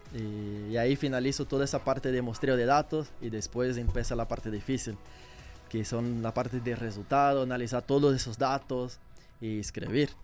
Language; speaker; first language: Spanish; non-native, learner; Portuguese